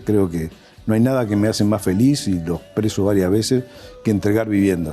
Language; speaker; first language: Spanish; native; Spanish